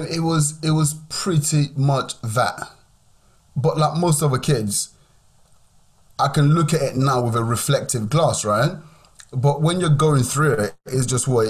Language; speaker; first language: English; non-native, local second language; Yoruba